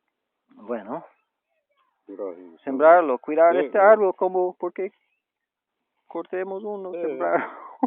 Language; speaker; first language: Spanish; non-native, learner; English